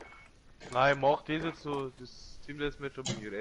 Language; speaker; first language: German; native; German